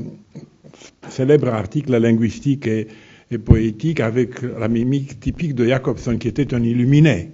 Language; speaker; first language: French; non-native, fluent; Romanian